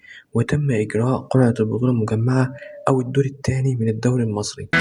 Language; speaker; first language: Arabic; native; Arabic